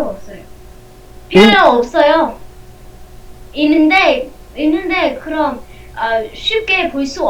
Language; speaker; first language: Korean; non-native, learner; Vietnamese